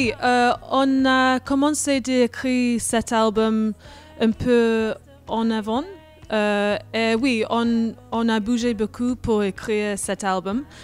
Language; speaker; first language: French; non-native, learner; English